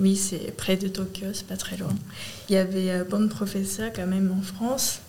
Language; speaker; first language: French; non-native, fluent; Japanese